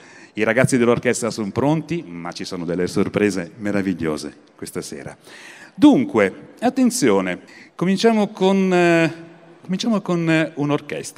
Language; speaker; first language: Italian; native; Italian